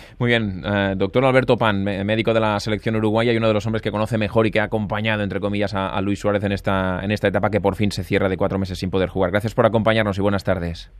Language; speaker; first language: Spanish; non-native, local second language; Catalan